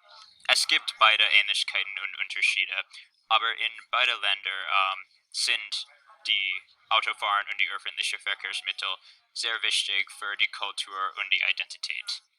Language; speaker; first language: German; non-native, learner; English